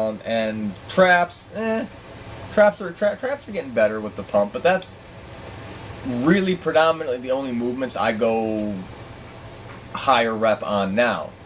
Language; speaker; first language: English; native; English